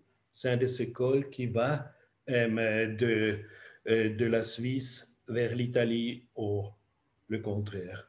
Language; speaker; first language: French; non-native, fluent; German